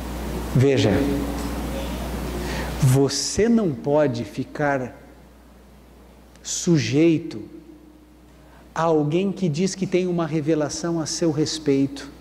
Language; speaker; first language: Portuguese; native; Portuguese